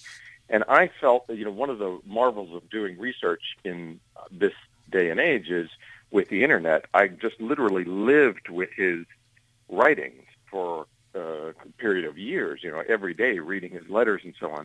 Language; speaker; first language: English; native; English